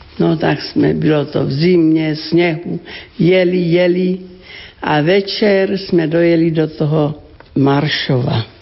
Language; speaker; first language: Czech; native; Czech